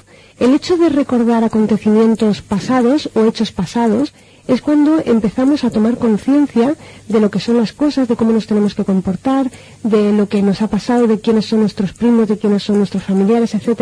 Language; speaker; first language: Spanish; native; Spanish